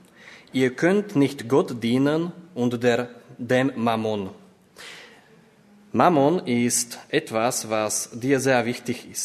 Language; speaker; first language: German; non-native, fluent; Slovak